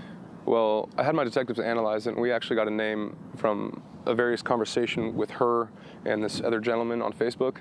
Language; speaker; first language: English; native; English